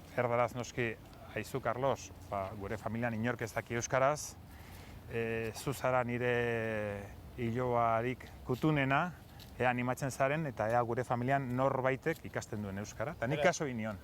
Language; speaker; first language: Basque; non-native, fluent; Spanish